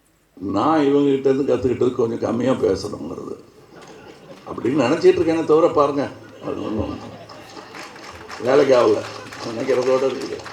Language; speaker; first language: Tamil; native; Tamil